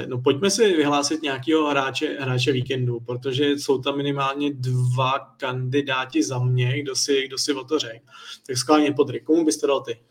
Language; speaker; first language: Czech; native; Czech